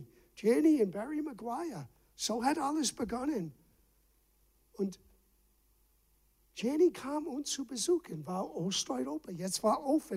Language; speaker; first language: German; non-native, fluent; English